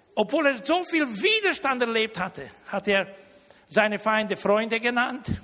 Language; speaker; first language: German; early bilingual, heritage; Romanian